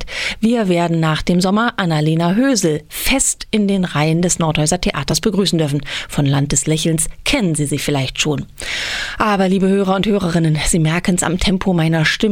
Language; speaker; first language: German; native; German